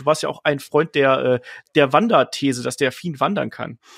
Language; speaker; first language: German; native; German